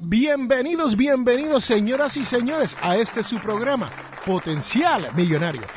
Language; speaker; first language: Spanish; native; Spanish